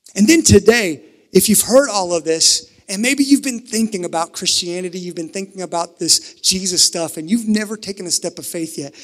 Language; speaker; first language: English; native; English